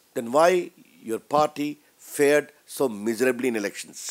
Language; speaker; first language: Hindi; native; Hindi